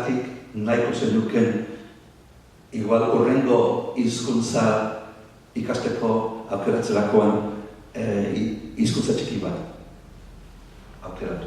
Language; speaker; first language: Basque; non-native, fluent; English